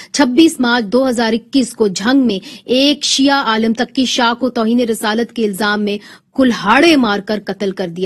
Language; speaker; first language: Urdu; native; Urdu